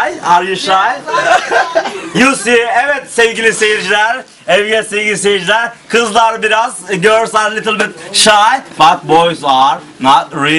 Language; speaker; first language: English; non-native, learner; Turkish